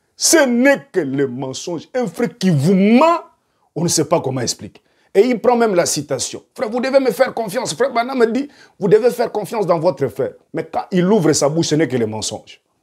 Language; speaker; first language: French; non-native, local second language; Lingala